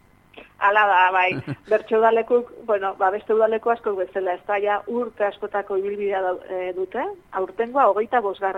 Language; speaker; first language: Basque; native; Basque